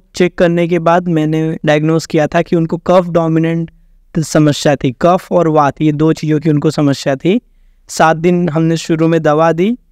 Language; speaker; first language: Hindi; native; Hindi